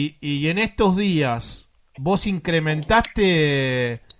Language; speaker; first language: Spanish; native; Spanish